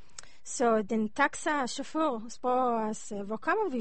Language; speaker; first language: Danish; non-native, learner; Hebrew